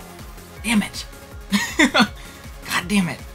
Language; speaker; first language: English; native; English